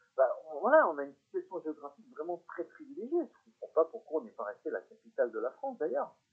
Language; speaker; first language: French; native; French